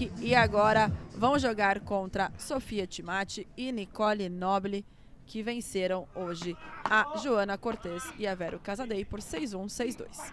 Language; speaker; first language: Portuguese; native; Portuguese